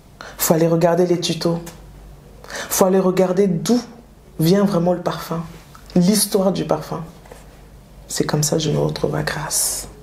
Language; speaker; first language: French; early bilingual, other home language; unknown